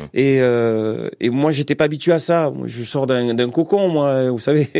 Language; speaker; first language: French; native; French